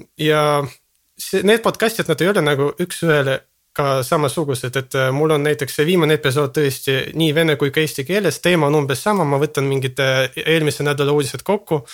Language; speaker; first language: Estonian; non-native, local second language; Russian